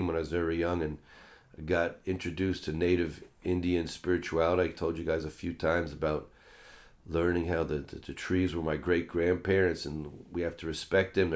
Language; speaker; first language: English; native; English